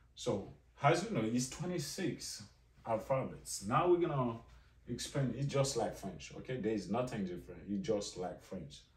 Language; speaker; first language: English; non-native, fluent; Haitian Creole